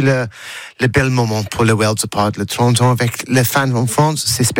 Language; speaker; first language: French; non-native, learner; English